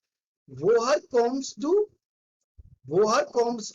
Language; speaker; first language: German; non-native, fluent; Hindi